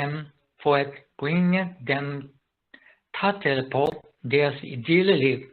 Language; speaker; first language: Danish; non-native, learner; Japanese